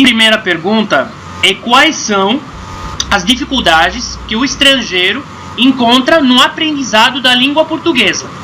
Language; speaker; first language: Portuguese; non-native, fluent; Arabic